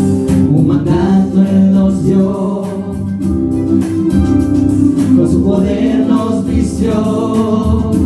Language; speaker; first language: Spanish; native; Spanish